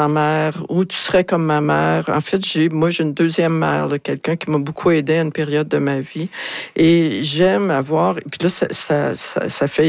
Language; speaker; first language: French; native; French